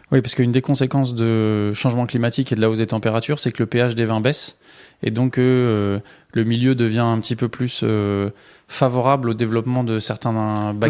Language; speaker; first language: French; native; French